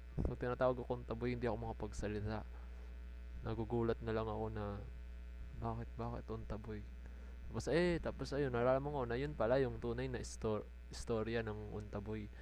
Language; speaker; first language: Filipino; non-native, local second language; Bikol